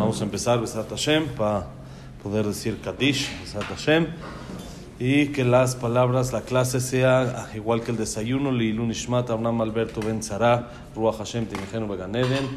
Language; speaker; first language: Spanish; native; Spanish